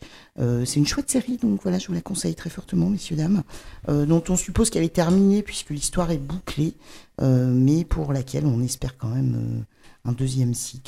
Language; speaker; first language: French; native; French